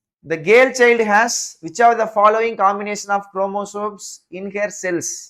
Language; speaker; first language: English; non-native, local second language; Tamil